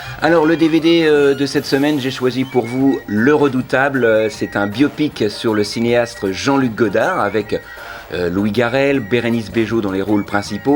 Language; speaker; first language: French; native; French